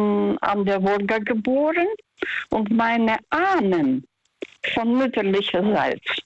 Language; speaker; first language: German; non-native, fluent; Russian